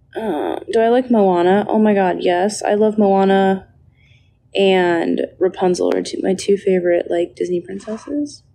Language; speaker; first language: English; native; English